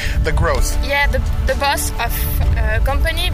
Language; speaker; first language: English; non-native, learner; French